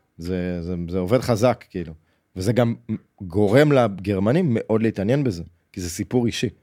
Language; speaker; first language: Hebrew; native; Hebrew